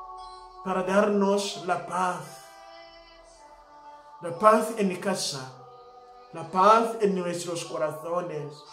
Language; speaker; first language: Spanish; non-native, fluent; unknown